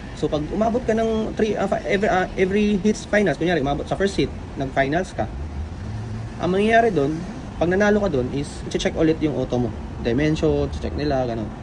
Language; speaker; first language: Filipino; native; Filipino